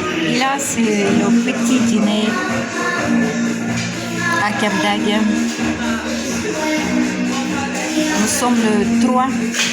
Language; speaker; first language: French; non-native, fluent; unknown